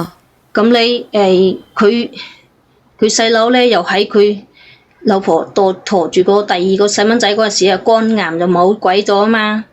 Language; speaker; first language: Cantonese; native; Cantonese